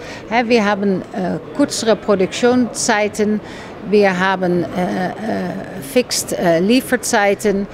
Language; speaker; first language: German; non-native, fluent; Dutch